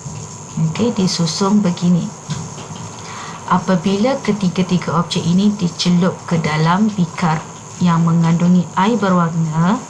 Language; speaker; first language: Malay; native; Malay